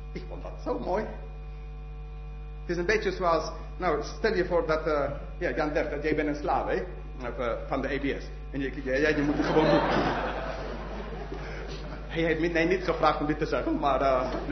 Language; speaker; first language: Dutch; non-native, fluent; English